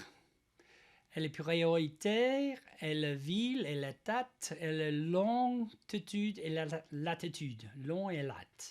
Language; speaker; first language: French; non-native, learner; English